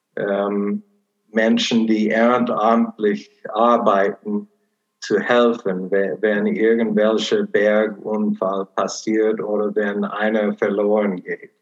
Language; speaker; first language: German; non-native, fluent; English